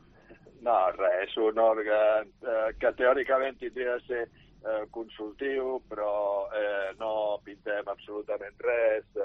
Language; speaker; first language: Catalan; native; Catalan